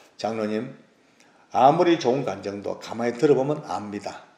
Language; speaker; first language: Korean; native; Korean